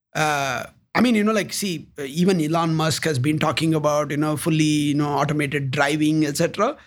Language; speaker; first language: English; non-native, local second language; Kannada